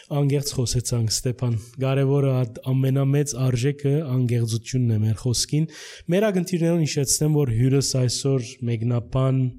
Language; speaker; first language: Armenian; early bilingual, heritage; Armenian